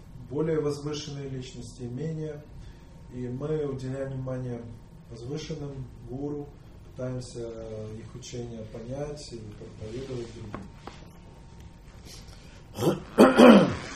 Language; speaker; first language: Russian; native; Russian